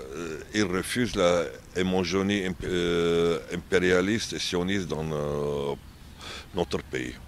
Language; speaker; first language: French; non-native, learner; Arabic